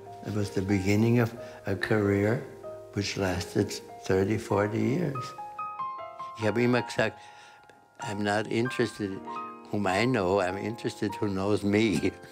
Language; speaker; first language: English; non-native, fluent; German